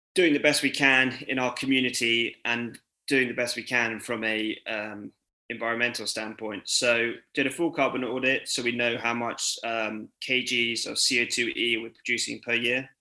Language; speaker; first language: English; native; English